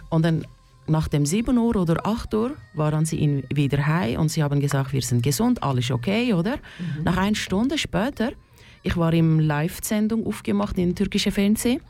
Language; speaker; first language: German; non-native, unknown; Turkish